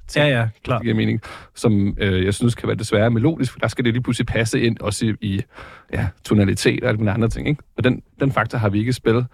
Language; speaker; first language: Danish; native; Danish